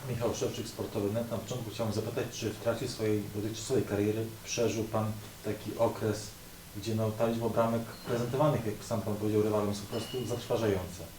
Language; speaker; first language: Polish; native; Polish